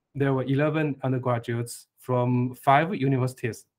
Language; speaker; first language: English; non-native, fluent; Chinese